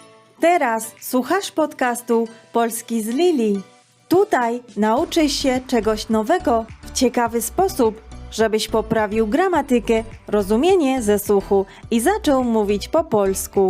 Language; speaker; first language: Polish; non-native, fluent; Georgian